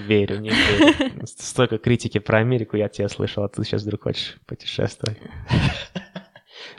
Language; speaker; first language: Russian; native; Russian